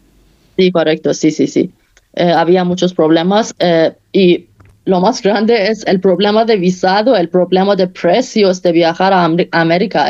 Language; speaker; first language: Spanish; non-native, fluent; Persian